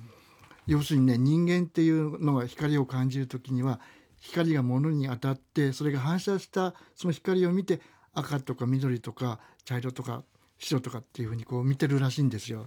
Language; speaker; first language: Japanese; native; Japanese